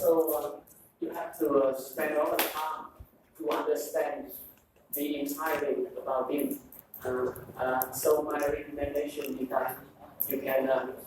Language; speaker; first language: English; non-native, fluent; Vietnamese